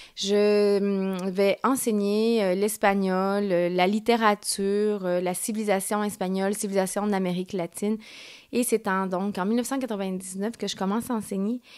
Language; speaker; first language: French; early bilingual, other home language; Spanish